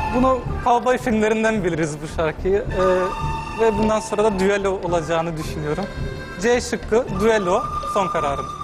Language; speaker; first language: Turkish; early bilingual, heritage; Turkish